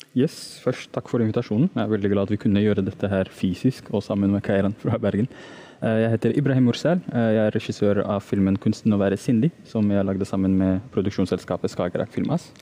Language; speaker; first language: Norwegian; non-native, fluent; Arabic